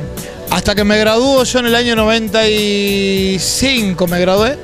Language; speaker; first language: Spanish; native; Spanish